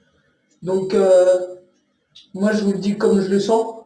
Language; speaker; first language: French; native; French